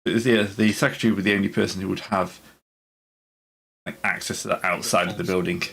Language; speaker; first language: English; native; English